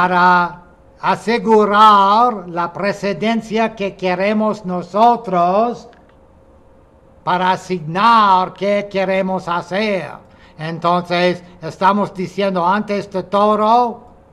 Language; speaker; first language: Spanish; non-native, fluent; English